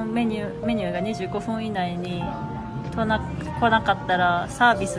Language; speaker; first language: Japanese; non-native, fluent; Korean